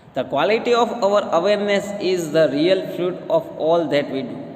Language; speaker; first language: English; non-native, local second language; Gujarati